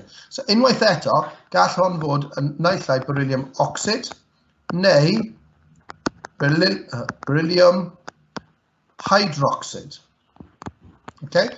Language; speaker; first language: Welsh; native; Welsh